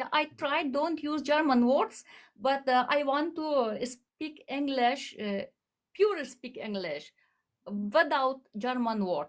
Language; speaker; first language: English; non-native, learner; Persian